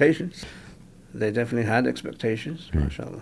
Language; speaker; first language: English; native; English